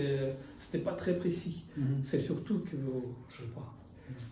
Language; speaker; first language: French; non-native, fluent; Russian